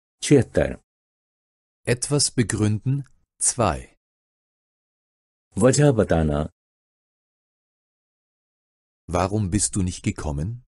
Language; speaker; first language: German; non-native, fluent; Urdu